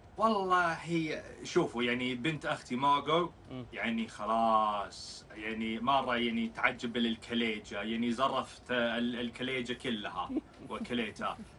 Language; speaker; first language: Arabic; non-native, fluent; English